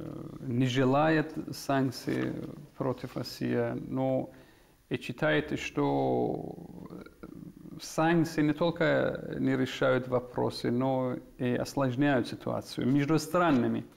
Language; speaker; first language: Russian; non-native, fluent; Persian